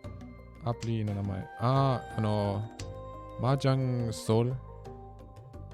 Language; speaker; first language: Japanese; non-native, learner; German